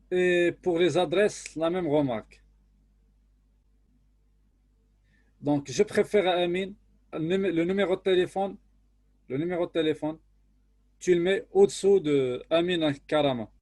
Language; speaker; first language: French; non-native, local second language; Arabic